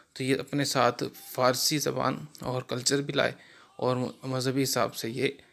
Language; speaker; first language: Urdu; non-native, local second language; Sindhi